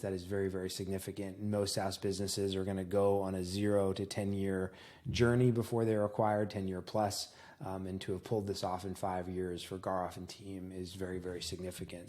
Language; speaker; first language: English; native; English